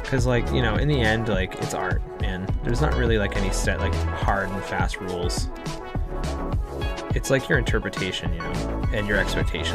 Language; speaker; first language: English; native; English